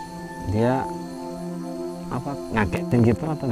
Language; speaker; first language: Indonesian; native; Indonesian